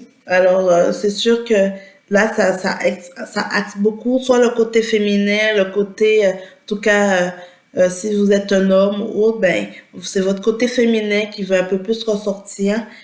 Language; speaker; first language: French; native; French